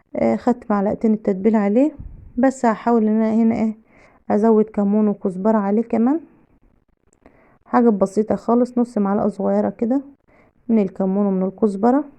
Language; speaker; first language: Arabic; native; Arabic